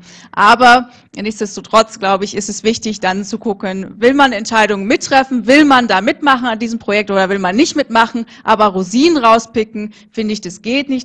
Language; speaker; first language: German; native; German